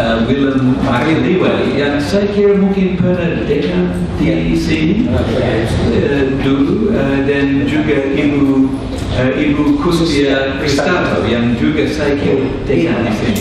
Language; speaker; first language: Indonesian; non-native, fluent; English